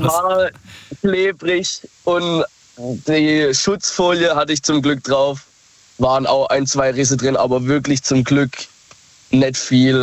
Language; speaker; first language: German; native; German